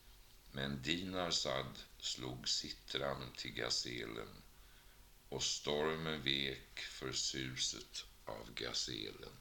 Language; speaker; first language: Swedish; native; Swedish